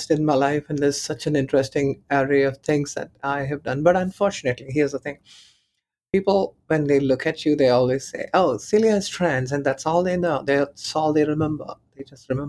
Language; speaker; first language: English; non-native, local second language; Tamil